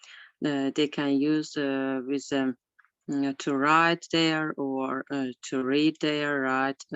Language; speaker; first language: English; non-native, learner; Azerbaijani